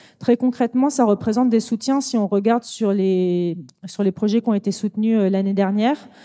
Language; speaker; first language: French; native; French